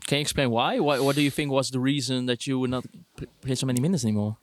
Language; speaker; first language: English; non-native, fluent; Dutch